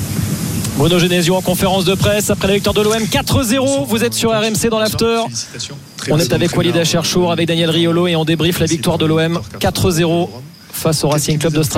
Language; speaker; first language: French; native; French